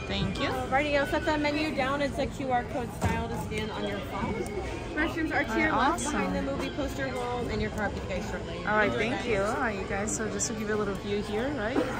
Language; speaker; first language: English; non-native, fluent; Portuguese